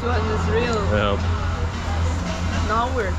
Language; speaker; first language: English; non-native, fluent; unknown